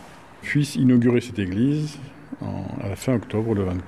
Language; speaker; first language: French; native; French